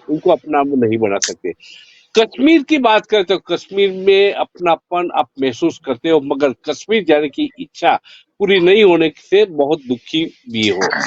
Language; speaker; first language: Hindi; non-native, local second language; Gujarati